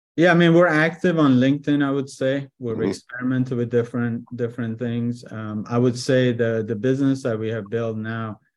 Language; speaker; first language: English; early bilingual, other home language; Persian